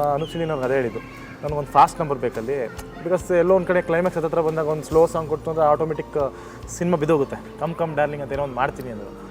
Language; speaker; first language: Kannada; native; Kannada